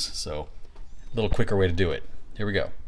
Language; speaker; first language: English; native; English